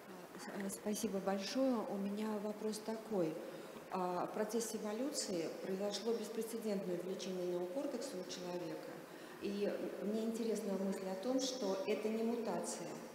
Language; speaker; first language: Russian; native; Russian